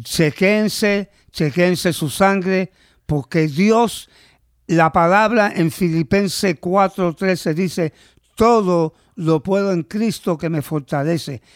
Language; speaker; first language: Spanish; early bilingual, heritage; Spanish